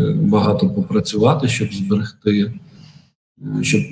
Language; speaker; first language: Ukrainian; native; Ukrainian